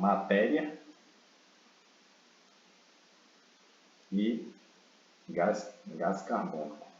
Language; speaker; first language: Portuguese; native; Portuguese